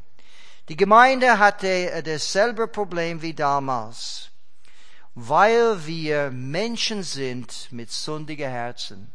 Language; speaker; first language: German; non-native, fluent; English